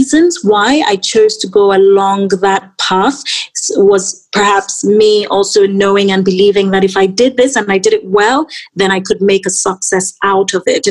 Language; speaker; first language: English; non-native, local second language; Yoruba